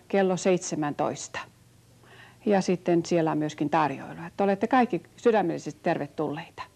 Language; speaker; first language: Finnish; native; Finnish